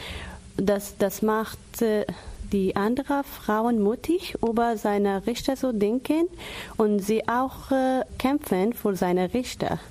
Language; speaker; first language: German; non-native, learner; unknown